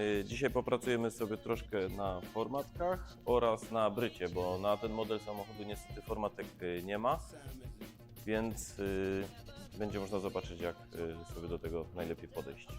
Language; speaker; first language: Polish; native; Polish